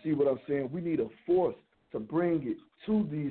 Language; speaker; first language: English; native; English